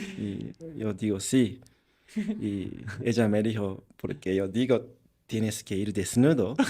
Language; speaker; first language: Spanish; non-native, learner; Japanese